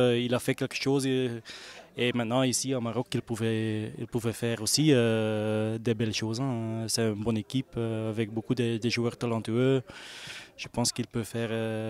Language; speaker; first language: French; non-native, local second language; Dutch